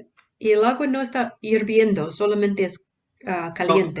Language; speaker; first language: Spanish; non-native, fluent; English